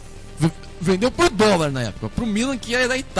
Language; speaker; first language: Portuguese; native; Portuguese